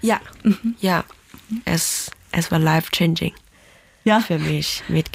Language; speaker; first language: German; non-native, learner; Chinese